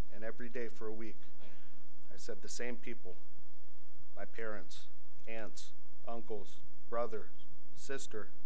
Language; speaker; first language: English; native; English